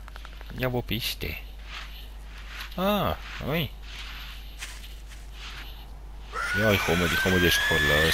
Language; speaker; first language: German; native; German